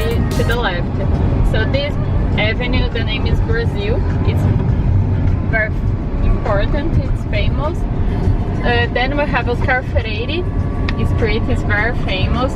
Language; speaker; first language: English; non-native, fluent; Portuguese